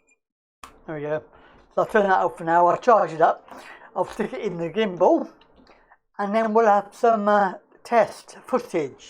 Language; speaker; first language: English; native; English